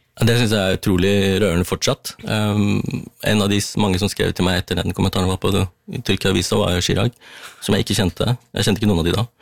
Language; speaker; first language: Norwegian; early bilingual, other home language; Tamil